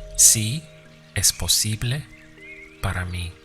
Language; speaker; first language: Spanish; non-native, fluent; English